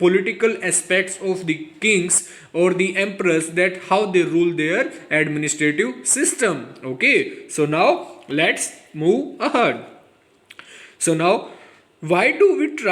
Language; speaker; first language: English; non-native, local second language; Hindi